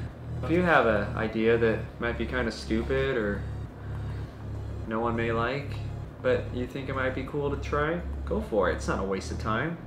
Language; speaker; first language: English; native; English